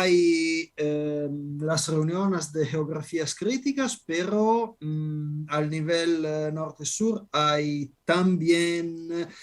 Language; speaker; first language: Spanish; non-native, fluent; Italian